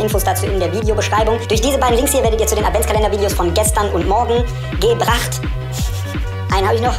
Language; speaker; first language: German; native; German